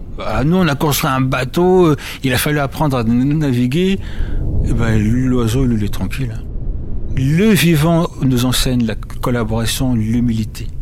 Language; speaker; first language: French; early bilingual, other home language; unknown